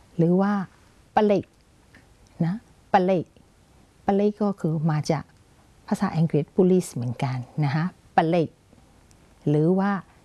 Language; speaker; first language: Thai; non-native, fluent; Burmese